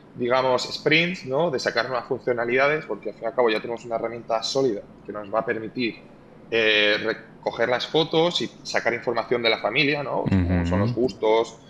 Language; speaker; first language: Spanish; native; Spanish